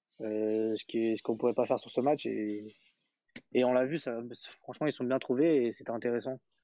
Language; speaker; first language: French; native; French